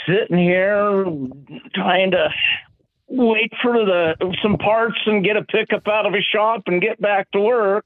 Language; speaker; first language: English; native; English